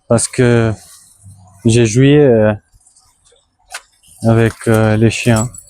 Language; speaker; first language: French; non-native, learner; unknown